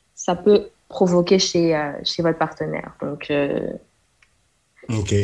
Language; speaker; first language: French; non-native, local second language; Wolof